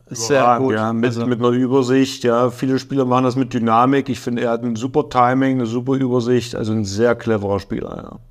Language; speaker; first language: German; native; German